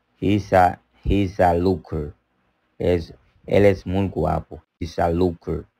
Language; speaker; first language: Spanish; native; Spanish